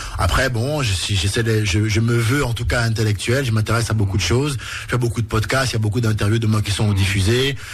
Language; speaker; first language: French; native; French